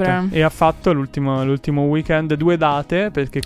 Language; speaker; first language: Italian; native; Italian